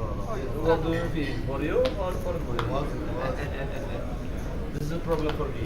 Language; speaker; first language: English; non-native, learner; Polish